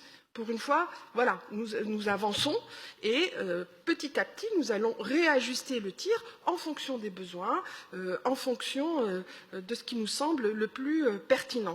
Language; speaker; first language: French; native; French